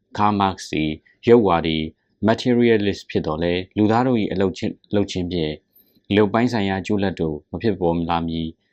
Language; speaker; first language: Burmese; native; Burmese